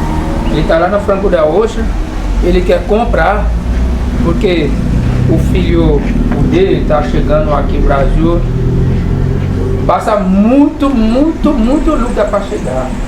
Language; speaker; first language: Portuguese; non-native, learner; Haitian Creole